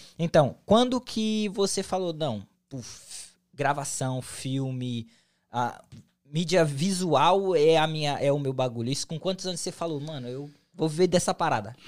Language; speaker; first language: Portuguese; native; Portuguese